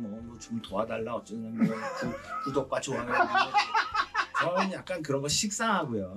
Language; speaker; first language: Korean; native; Korean